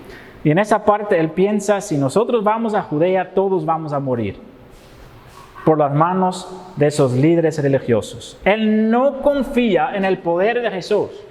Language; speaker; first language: Spanish; non-native, fluent; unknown